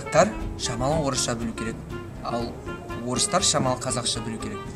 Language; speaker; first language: Kazakh; non-native, learner; English